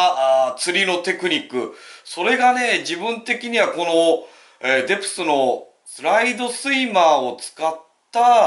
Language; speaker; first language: Japanese; native; Japanese